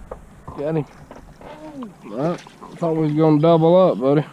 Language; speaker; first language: English; native; English